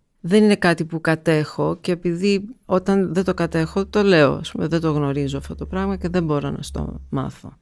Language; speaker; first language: Greek; early bilingual, heritage; Greek